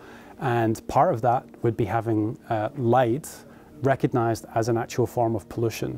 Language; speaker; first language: English; native; English